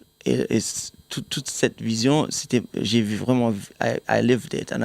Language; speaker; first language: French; non-native, fluent; German